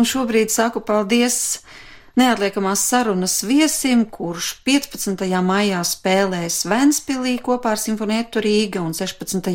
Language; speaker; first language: Latvian; native; Latvian